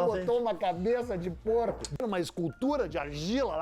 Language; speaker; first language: Portuguese; native; Portuguese